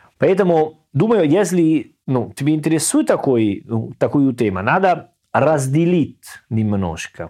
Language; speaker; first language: Russian; non-native, learner; Italian